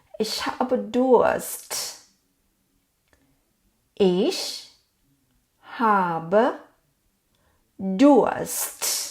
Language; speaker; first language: German; non-native, fluent; Thai